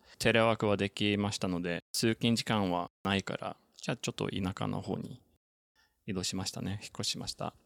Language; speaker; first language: Japanese; non-native, fluent; Norwegian